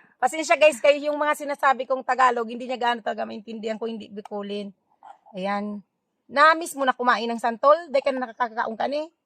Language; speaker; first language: Filipino; non-native, local second language; Bikol